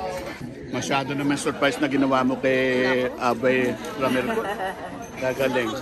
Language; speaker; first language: Filipino; native; Filipino